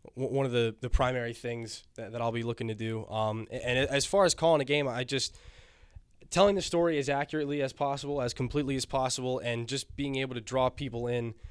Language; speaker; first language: English; native; English